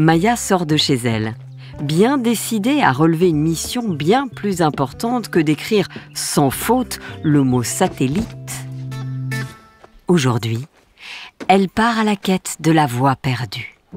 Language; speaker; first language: French; native; French